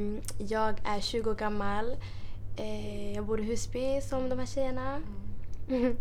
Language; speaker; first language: Swedish; early bilingual, other home language; Arabic